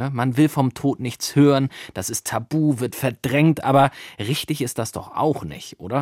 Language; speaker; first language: German; native; German